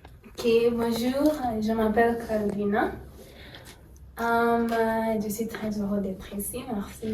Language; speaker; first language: French; non-native, fluent; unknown